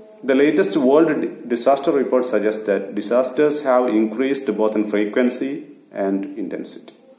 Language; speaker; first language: English; non-native, local second language; Malayalam